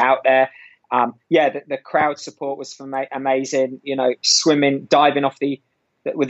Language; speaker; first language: English; native; English